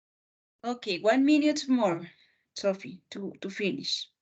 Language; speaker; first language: English; non-native, fluent; Spanish